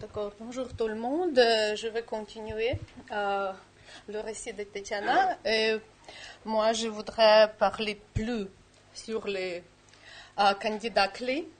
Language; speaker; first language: French; non-native, fluent; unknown